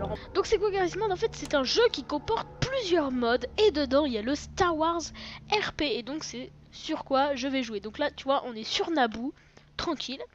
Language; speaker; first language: French; native; French